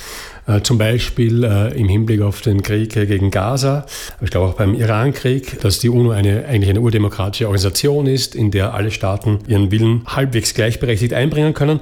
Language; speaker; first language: German; native; German